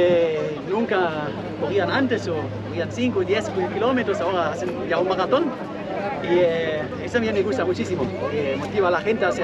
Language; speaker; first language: Spanish; non-native, fluent; German